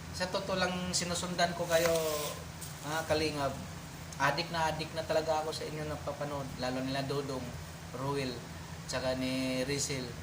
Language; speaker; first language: Filipino; non-native, local second language; Cebuano